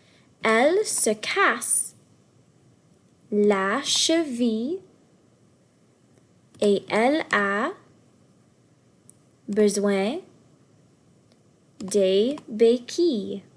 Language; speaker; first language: French; non-native, fluent; English